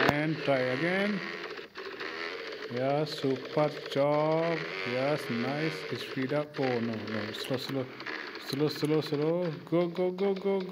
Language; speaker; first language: English; non-native, learner; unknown